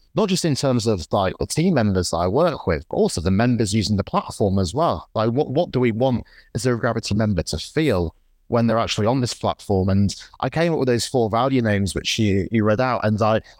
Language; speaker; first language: English; native; English